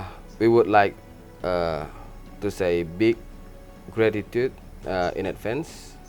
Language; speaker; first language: English; non-native, learner; Indonesian